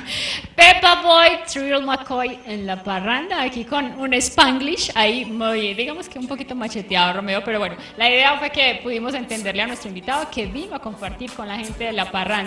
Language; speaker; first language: Spanish; native; Spanish